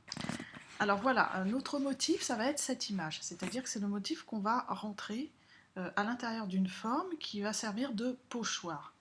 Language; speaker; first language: French; native; French